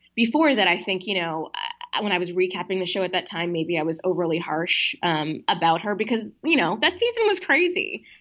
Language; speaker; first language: English; native; English